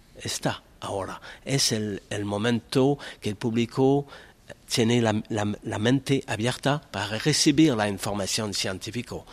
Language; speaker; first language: Spanish; non-native, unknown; French